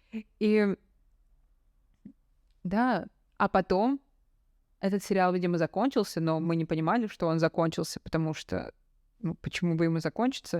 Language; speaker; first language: Russian; native; Russian